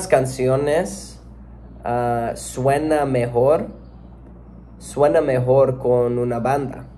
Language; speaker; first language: Spanish; non-native, learner; English